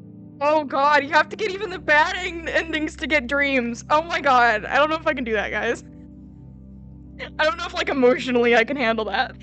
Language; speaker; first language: English; native; English